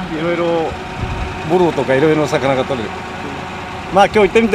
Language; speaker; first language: Japanese; native; Japanese